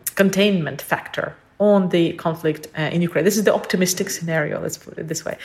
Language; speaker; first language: English; early bilingual, other home language; Ukrainian